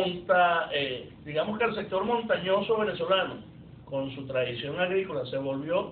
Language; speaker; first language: Spanish; native; Spanish